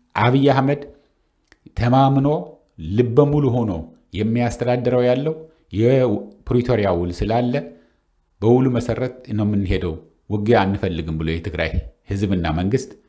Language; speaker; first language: Amharic; non-native, local second language; Tigrinya